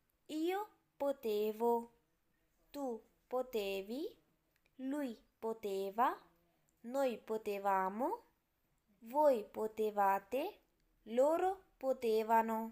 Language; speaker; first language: Italian; non-native, fluent; Urdu